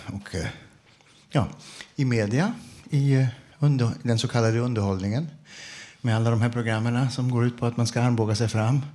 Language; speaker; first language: Swedish; non-native, fluent; English